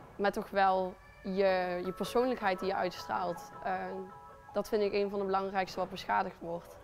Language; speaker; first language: Dutch; early bilingual, other home language; Spanish